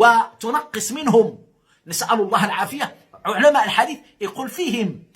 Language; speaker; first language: Arabic; native; Arabic